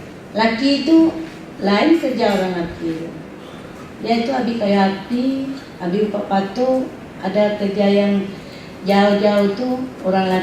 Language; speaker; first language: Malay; non-native, local second language; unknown